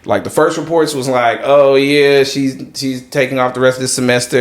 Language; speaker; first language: English; native; English